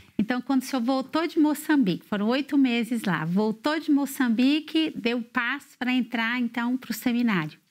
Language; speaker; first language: Portuguese; native; Portuguese